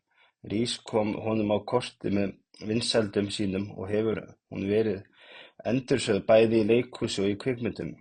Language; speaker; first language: Icelandic; native; Icelandic